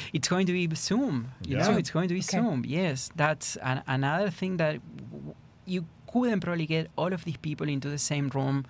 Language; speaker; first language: English; non-native, fluent; Spanish